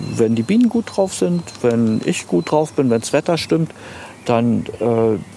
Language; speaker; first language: German; native; German